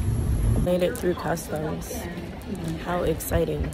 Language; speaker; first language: English; native; English